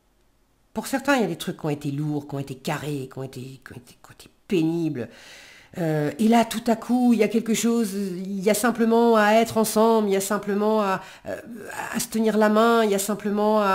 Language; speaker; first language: French; native; French